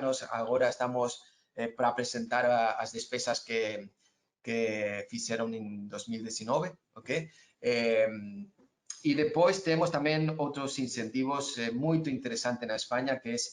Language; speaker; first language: Portuguese; non-native, learner; Spanish